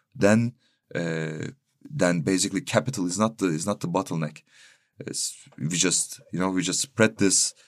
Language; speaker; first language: English; non-native, fluent; Turkish